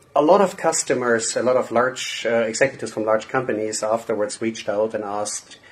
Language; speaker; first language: English; non-native, fluent; German